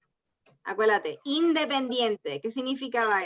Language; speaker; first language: Spanish; early bilingual, heritage; Spanish